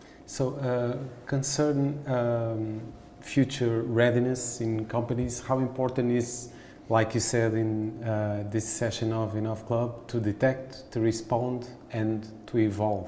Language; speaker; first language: English; non-native, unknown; Portuguese